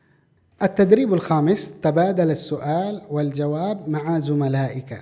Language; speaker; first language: Arabic; non-native, fluent; Indonesian